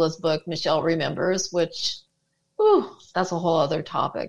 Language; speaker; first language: English; native; English